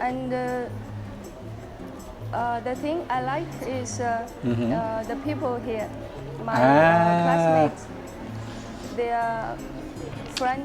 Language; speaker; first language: English; non-native, fluent; Chinese